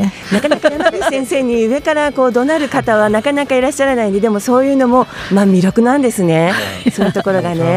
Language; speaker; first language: Japanese; native; Japanese